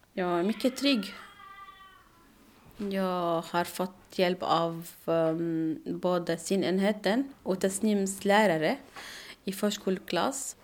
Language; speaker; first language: Swedish; non-native, learner; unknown